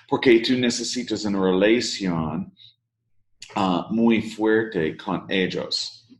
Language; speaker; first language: Spanish; non-native, learner; English